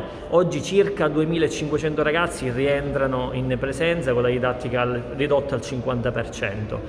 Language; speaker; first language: Italian; native; Italian